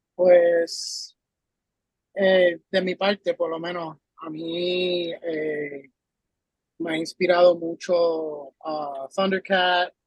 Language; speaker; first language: Spanish; early bilingual, heritage; Spanish